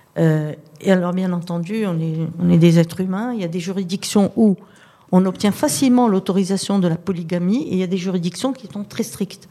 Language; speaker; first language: French; non-native, local second language; Arabic